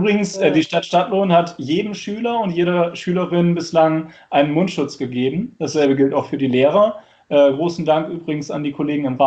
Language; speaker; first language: German; native; German